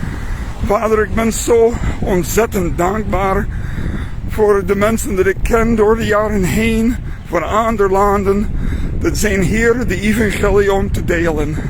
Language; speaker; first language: Dutch; non-native, fluent; English